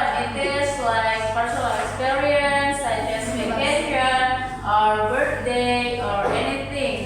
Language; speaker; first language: English; non-native, learner; Indonesian